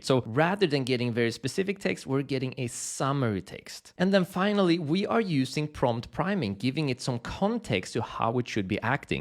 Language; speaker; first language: English; native; English